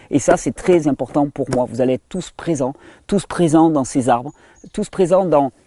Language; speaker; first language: French; native; French